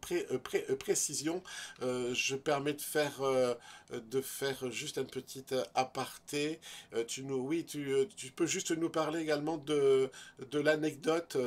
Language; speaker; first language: French; native; French